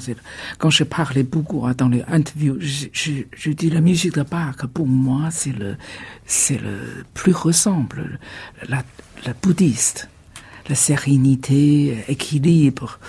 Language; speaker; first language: French; non-native, fluent; Chinese